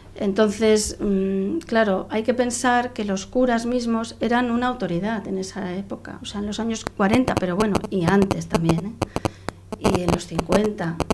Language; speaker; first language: Spanish; non-native, local second language; Catalan